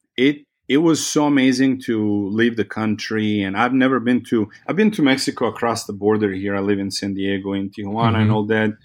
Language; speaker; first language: English; non-native, fluent; Serbian